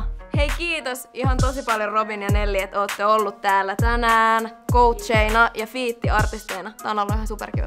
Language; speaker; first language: Finnish; native; Finnish